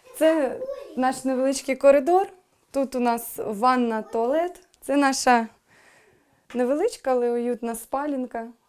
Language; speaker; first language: Ukrainian; non-native, local second language; Russian